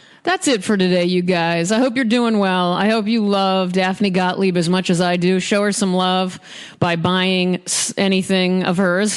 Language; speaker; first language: English; native; English